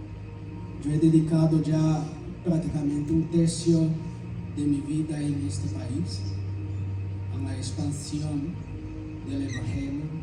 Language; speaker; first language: Spanish; non-native, fluent; Portuguese